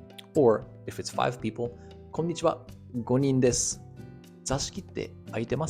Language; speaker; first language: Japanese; non-native, fluent; English